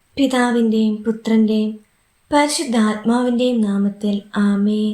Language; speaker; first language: Malayalam; native; Malayalam